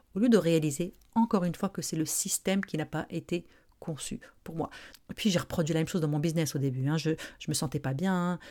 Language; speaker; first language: French; non-native, local second language; Arabic